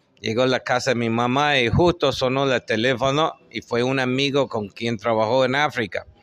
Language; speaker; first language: Spanish; non-native, fluent; English